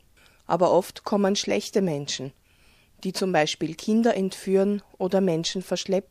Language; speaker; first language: German; early bilingual, other home language; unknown